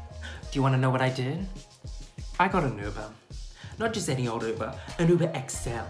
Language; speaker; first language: English; native; English